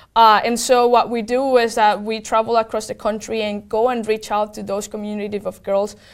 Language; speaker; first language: English; non-native, fluent; Spanish